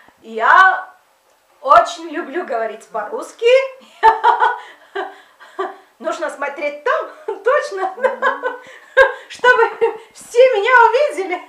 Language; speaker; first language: Russian; non-native, learner; Bulgarian